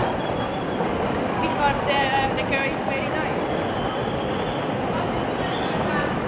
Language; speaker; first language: English; non-native, learner; Thai